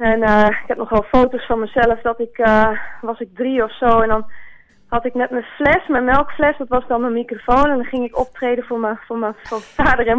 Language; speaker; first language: Dutch; native; Dutch